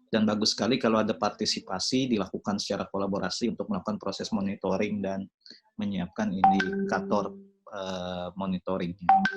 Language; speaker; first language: Indonesian; native; Indonesian